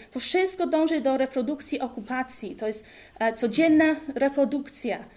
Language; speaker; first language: Polish; early bilingual, heritage; Polish